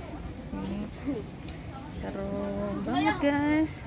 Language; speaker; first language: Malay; non-native, local second language; Javanese